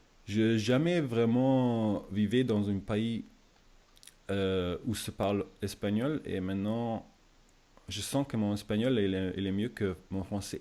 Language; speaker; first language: French; non-native, fluent; German